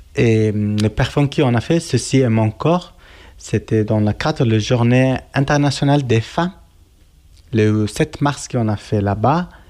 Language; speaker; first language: French; non-native, learner; Kurdish